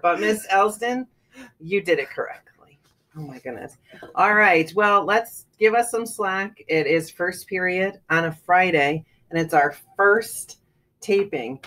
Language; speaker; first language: English; native; English